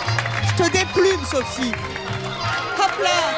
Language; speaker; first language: French; native; French